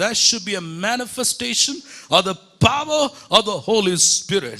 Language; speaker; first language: English; non-native, local second language; Tamil